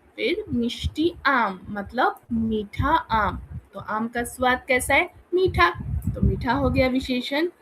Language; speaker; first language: Hindi; non-native, local second language; Bangla